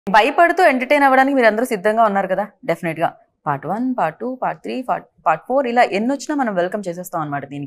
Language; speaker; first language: Telugu; native; Telugu